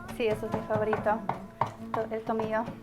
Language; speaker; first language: Spanish; early bilingual, heritage; Spanish